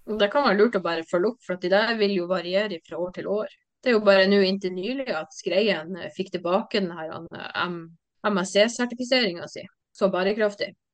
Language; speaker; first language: Norwegian; native; Norwegian